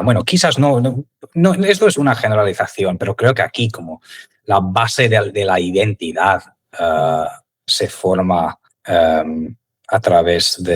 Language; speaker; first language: Spanish; non-native, fluent; English